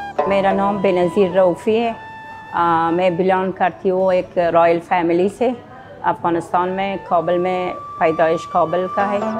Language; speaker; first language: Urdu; non-native, fluent; Persian